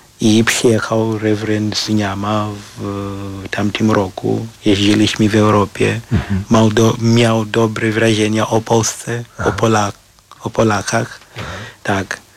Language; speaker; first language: Polish; non-native, fluent; Shona